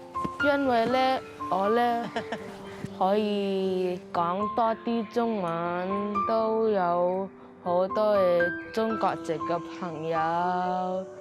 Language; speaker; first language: Cantonese; early bilingual, other home language; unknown